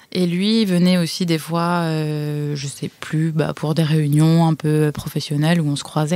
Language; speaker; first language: French; native; French